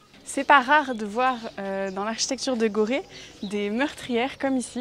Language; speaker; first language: French; native; French